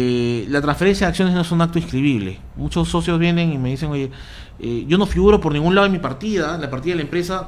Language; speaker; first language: Spanish; native; Spanish